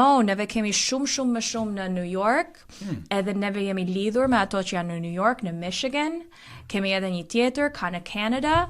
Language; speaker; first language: Albanian; early bilingual, heritage; Albanian